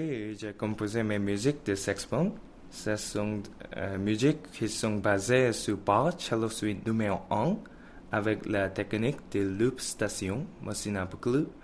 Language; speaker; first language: French; non-native, learner; Korean